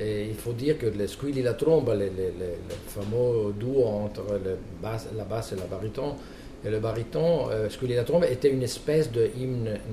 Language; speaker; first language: French; non-native, fluent; Italian